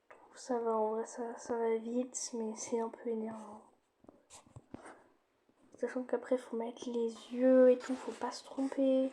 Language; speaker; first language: French; native; French